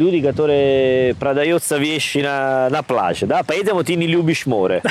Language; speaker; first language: Russian; non-native, learner; Italian